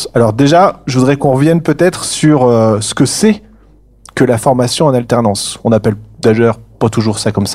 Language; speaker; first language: French; native; French